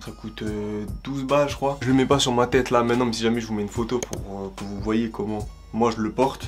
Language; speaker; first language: French; native; French